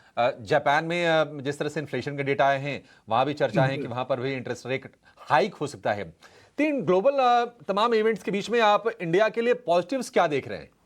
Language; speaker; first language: Hindi; native; Hindi